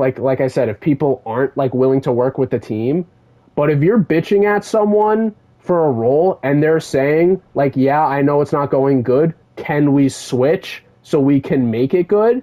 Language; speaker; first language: English; native; English